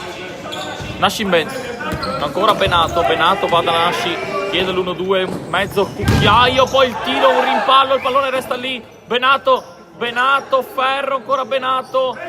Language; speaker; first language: Italian; native; Italian